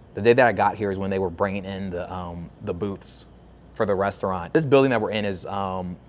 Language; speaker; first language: English; native; English